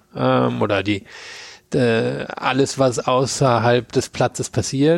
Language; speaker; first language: German; native; German